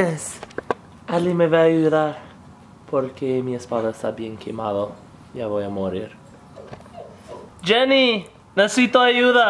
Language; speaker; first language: Spanish; non-native, fluent; English